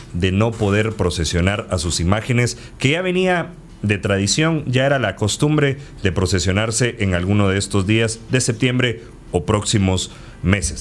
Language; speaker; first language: Spanish; native; Spanish